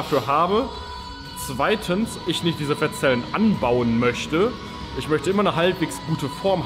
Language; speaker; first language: German; native; German